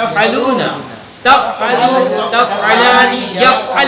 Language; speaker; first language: Arabic; non-native, learner; Urdu